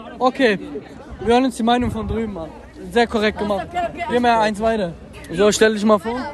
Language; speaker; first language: German; native; German